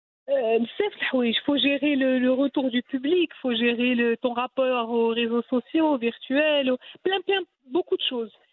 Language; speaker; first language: French; non-native, local second language; Arabic